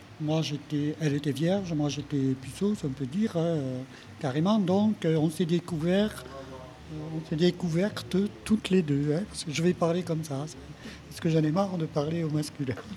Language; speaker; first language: French; native; French